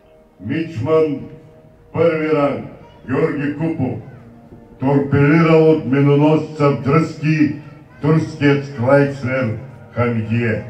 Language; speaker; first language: Bulgarian; native; Bulgarian